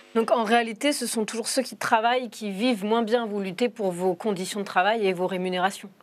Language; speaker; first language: French; native; French